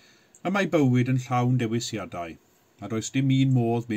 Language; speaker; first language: Welsh; native; Welsh